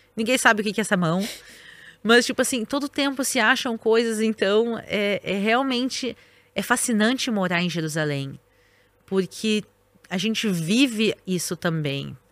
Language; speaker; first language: Portuguese; native; Portuguese